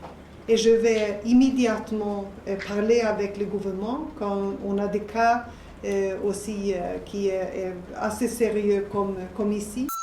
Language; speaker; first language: French; non-native, learner; Swedish